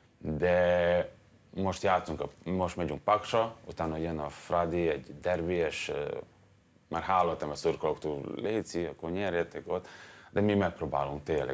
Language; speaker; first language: Hungarian; non-native, learner; Serbian